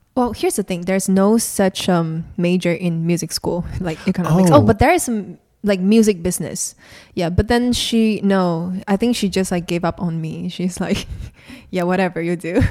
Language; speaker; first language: English; non-native, local second language; Chinese